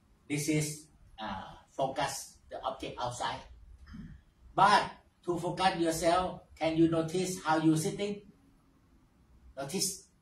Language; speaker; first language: English; non-native, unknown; Thai